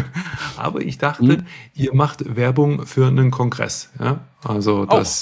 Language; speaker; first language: German; native; German